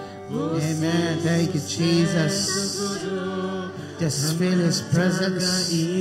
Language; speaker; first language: English; non-native, local second language; Filipino